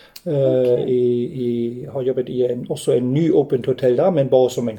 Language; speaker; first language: Norwegian; non-native, fluent; German